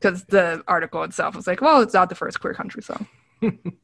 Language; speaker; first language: English; native; English